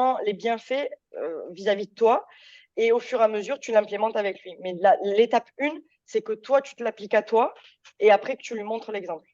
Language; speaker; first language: French; native; French